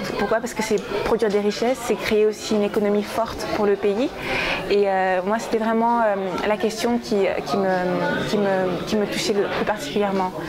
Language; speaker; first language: French; early bilingual, other home language; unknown